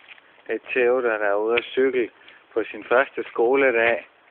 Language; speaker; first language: Danish; native; Danish